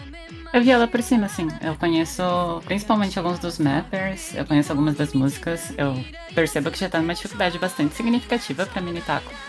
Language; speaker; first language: Portuguese; native; Portuguese